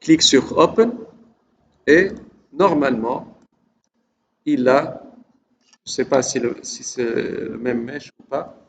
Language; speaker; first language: French; non-native, local second language; Arabic